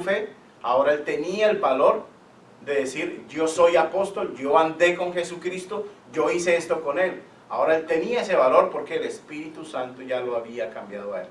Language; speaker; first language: Spanish; native; Spanish